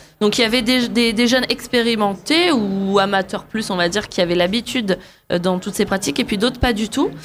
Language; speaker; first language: French; native; French